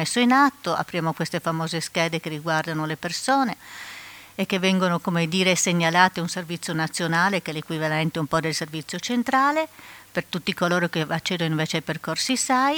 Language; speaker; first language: Italian; native; Italian